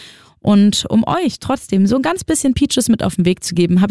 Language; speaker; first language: German; native; German